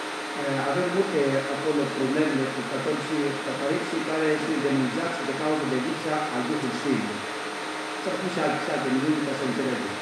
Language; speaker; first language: Romanian; non-native, learner; Greek